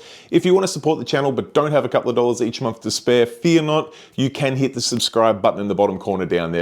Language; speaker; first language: English; native; English